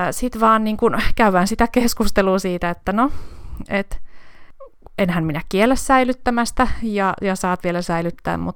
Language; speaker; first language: Finnish; native; Finnish